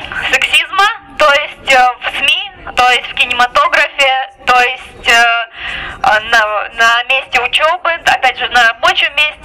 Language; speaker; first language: Russian; native; Russian